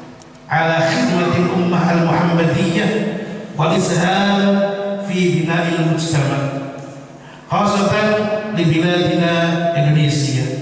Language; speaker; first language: Arabic; non-native, fluent; Indonesian